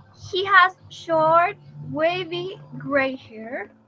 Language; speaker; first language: English; non-native, fluent; Spanish